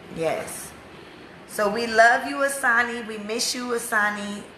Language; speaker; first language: English; native; English